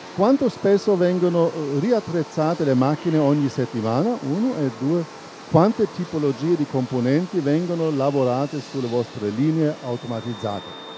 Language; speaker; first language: Italian; non-native, fluent; German